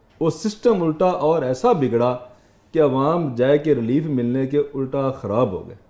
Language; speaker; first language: Urdu; non-native, local second language; Punjabi